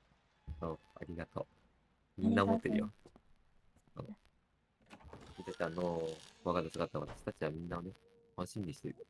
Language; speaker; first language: Japanese; native; Japanese